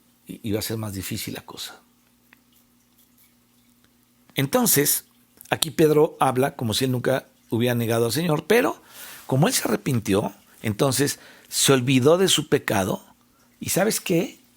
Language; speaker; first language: Spanish; native; Spanish